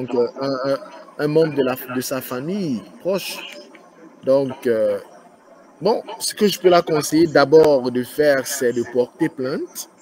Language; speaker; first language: French; non-native, fluent; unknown